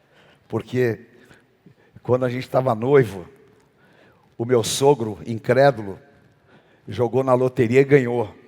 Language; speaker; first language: Portuguese; native; Portuguese